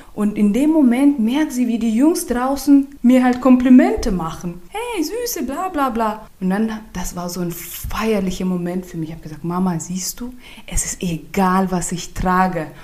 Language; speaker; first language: German; non-native, fluent; Turkmen